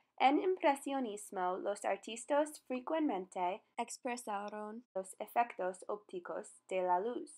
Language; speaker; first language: Spanish; non-native, learner; English